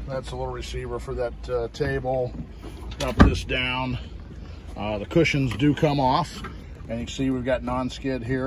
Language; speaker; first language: English; native; English